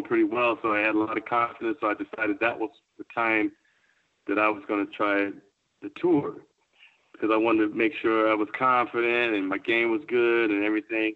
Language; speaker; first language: English; native; English